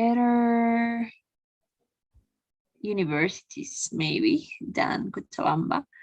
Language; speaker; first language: English; non-native, learner; Spanish